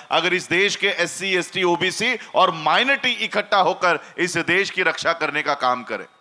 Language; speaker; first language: Hindi; native; Hindi